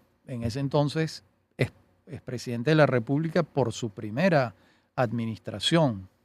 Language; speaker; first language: Spanish; native; Spanish